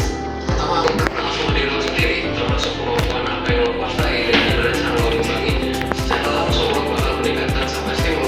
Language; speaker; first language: Indonesian; native; Indonesian